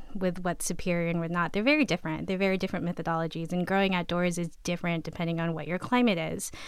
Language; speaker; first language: English; native; English